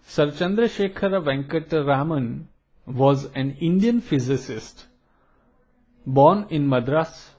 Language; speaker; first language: English; non-native, local second language; Gujarati